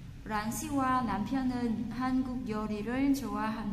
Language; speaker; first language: Korean; non-native, fluent; Vietnamese